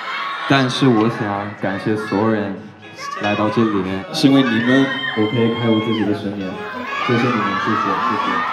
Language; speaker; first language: Chinese; non-native, fluent; Japanese